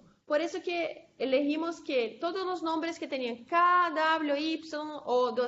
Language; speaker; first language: Spanish; non-native, fluent; Portuguese